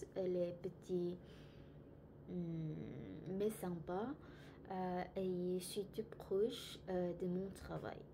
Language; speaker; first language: French; non-native, learner; Korean